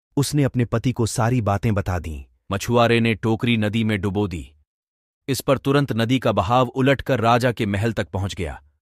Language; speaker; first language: Hindi; non-native, local second language; Gujarati